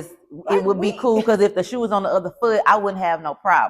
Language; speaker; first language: English; native; English